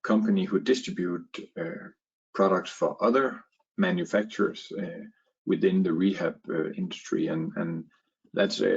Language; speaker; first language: English; non-native, fluent; Danish